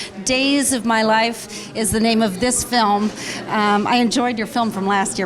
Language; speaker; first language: English; native; English